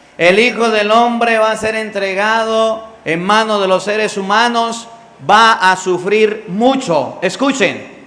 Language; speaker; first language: Spanish; native; Spanish